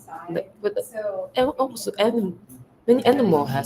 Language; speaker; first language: English; non-native, learner; Chinese